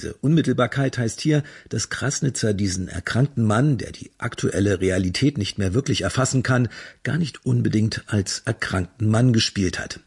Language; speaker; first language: German; native; German